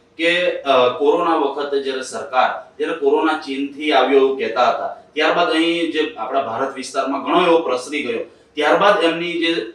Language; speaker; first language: Gujarati; native; Gujarati